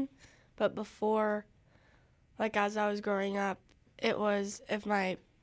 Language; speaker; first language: English; native; English